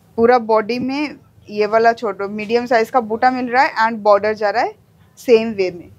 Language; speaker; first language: Hindi; non-native, local second language; Bangla